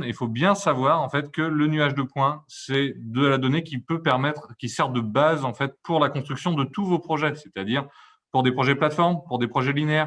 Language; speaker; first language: French; native; French